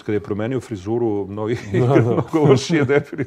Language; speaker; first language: Serbian; native; Serbian